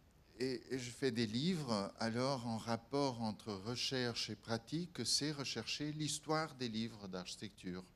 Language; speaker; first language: French; non-native, fluent; Portuguese